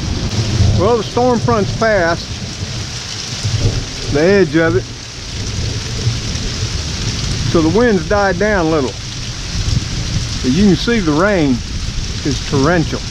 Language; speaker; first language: English; native; English